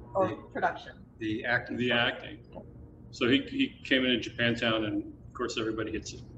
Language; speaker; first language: English; native; English